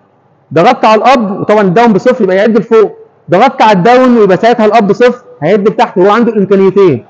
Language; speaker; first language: Arabic; native; Arabic